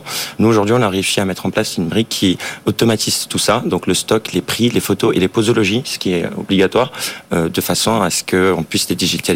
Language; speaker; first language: French; native; French